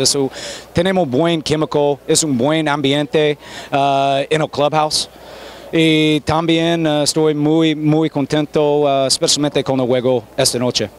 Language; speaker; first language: Spanish; non-native, fluent; English